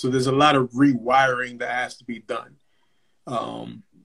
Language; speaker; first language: English; early bilingual, other home language; Spanish